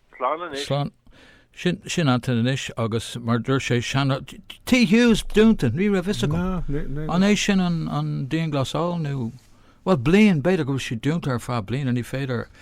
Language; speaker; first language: Irish; non-native, local second language; English